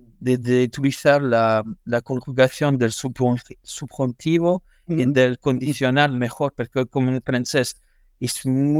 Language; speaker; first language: Spanish; non-native, learner; French